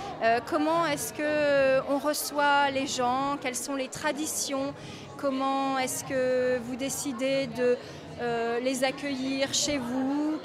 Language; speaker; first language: French; native; French